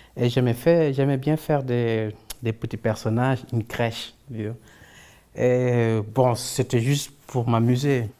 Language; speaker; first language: French; non-native, local second language; Wolof